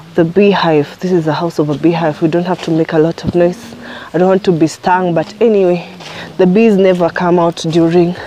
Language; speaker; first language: English; non-native, local second language; Kikuyu